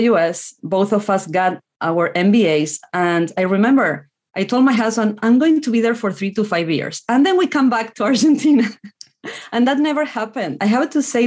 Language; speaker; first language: English; non-native, fluent; Spanish